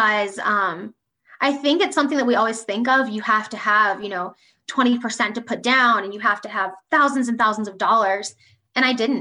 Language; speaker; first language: English; native; English